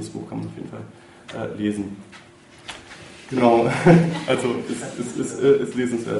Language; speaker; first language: German; native; German